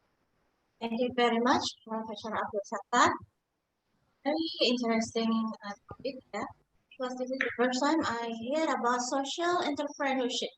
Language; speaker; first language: English; non-native, fluent; Indonesian